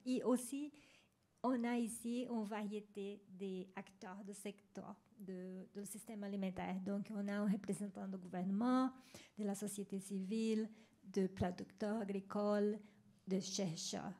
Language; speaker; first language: French; non-native, fluent; Spanish